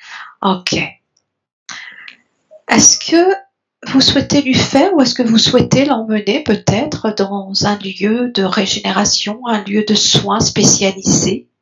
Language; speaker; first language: French; native; French